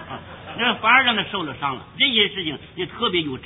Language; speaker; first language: Chinese; native; Chinese